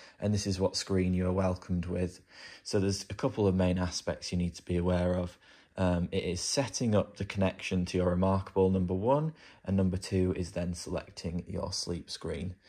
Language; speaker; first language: English; native; English